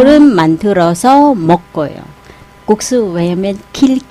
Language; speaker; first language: Korean; non-native, learner; Thai